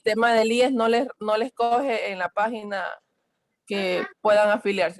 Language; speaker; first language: Spanish; native; Spanish